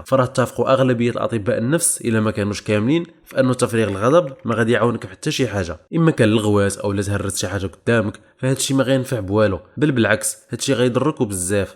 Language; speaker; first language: Arabic; native; Arabic